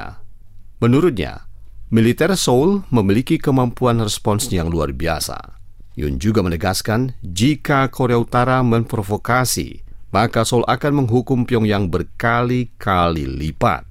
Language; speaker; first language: Indonesian; native; Indonesian